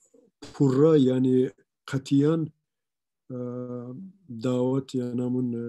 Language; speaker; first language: Persian; non-native, local second language; Shughni